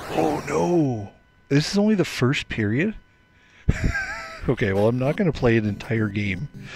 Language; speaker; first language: English; native; English